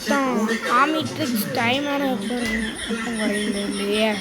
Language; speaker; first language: Tamil; native; Tamil